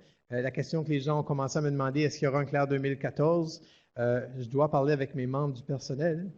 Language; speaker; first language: French; native; French